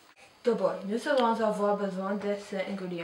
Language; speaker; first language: French; non-native, learner; English